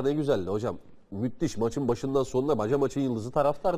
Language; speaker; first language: Turkish; native; Turkish